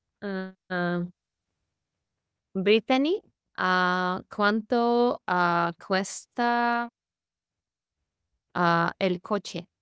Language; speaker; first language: Spanish; non-native, learner; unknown